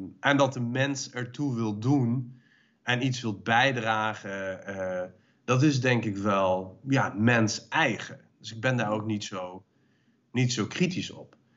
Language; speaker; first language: Dutch; early bilingual, other home language; Persian